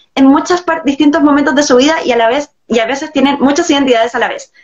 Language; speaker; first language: Spanish; native; Spanish